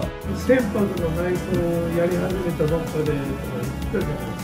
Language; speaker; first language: Japanese; native; Japanese